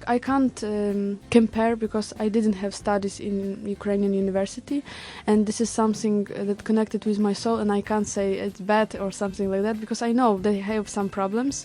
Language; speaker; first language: English; non-native, learner; Ukrainian